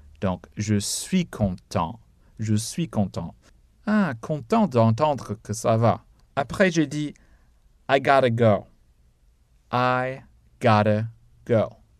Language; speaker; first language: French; non-native, fluent; English